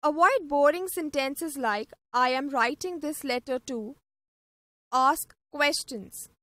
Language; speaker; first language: English; non-native, local second language; Punjabi